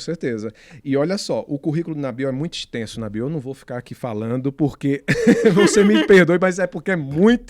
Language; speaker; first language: Portuguese; native; Portuguese